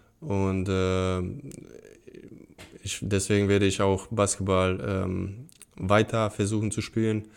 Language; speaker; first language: German; non-native, fluent; Bosnian